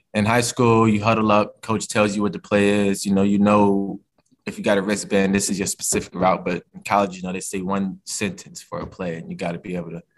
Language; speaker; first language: English; native; English